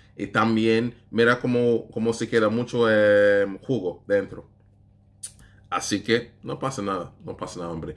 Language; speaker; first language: Spanish; non-native, learner; English